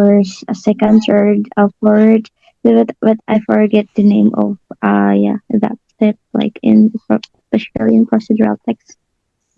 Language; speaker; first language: English; non-native, learner; Indonesian